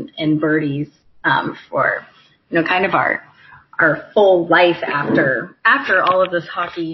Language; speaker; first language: English; native; English